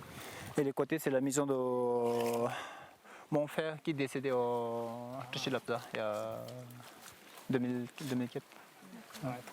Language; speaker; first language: French; non-native, fluent; Sherpa